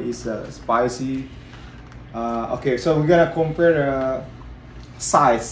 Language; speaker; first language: English; non-native, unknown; Indonesian